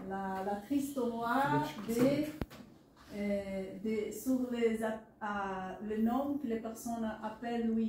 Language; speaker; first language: French; non-native, learner; Portuguese